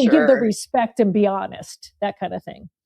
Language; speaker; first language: English; native; English